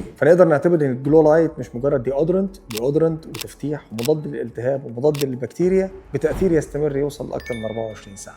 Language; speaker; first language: Arabic; native; Arabic